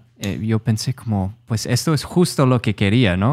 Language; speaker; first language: Spanish; non-native, fluent; English